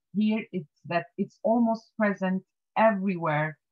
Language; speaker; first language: English; non-native, fluent; Arabic